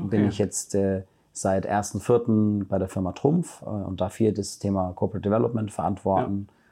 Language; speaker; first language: German; native; German